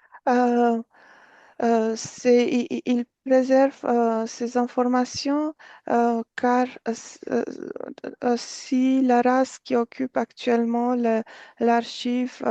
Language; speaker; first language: French; non-native, fluent; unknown